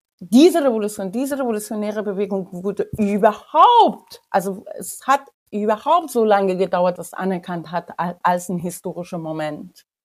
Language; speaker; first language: German; non-native, fluent; Persian